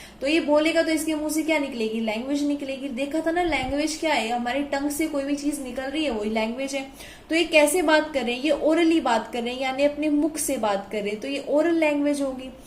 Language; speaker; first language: Hindi; native; Hindi